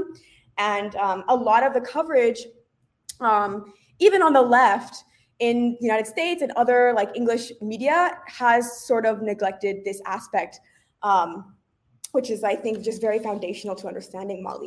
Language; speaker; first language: English; native; English